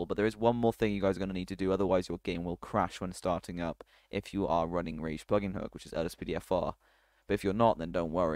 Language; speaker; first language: English; native; English